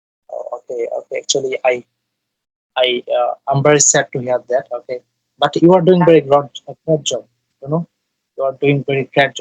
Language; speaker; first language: English; non-native, learner; Bangla